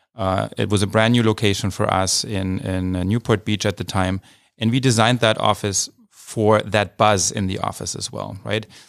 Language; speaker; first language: English; non-native, fluent; German